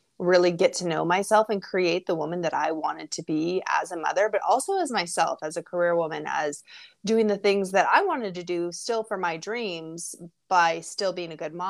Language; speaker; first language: English; native; English